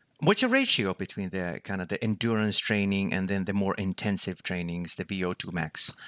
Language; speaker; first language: English; non-native, fluent; Finnish